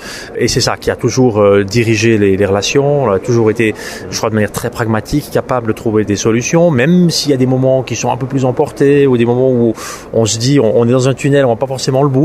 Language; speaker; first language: French; native; French